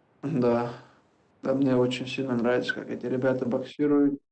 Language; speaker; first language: Russian; non-native, local second language; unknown